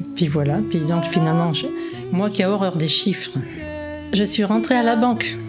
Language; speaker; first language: French; native; French